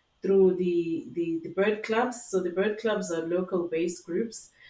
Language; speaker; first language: English; non-native, local second language; Zulu